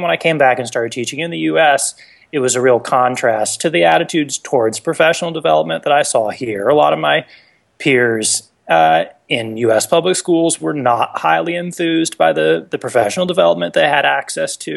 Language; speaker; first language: English; native; English